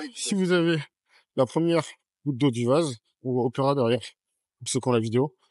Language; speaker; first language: French; native; French